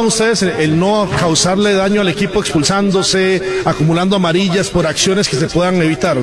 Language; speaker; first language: Spanish; native; Spanish